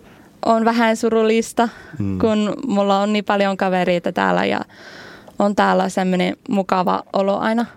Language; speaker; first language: Finnish; non-native, learner; English